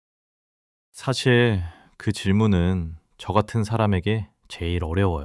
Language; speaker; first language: Korean; non-native, fluent; English